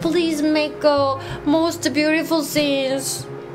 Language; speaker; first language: English; non-native, learner; Korean